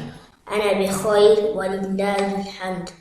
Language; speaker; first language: Arabic; non-native, learner; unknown